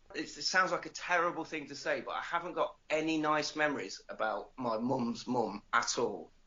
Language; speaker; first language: English; native; English